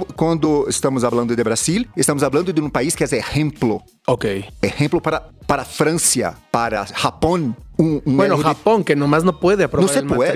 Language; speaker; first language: Spanish; non-native, learner; Portuguese